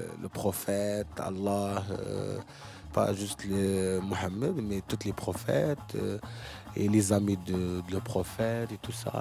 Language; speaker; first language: French; non-native, learner; Arabic